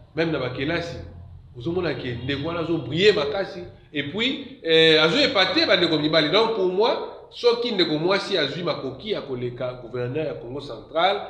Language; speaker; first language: Lingala; non-native, local second language; Kongo